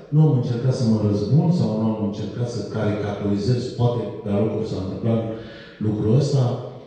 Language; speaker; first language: Romanian; native; Romanian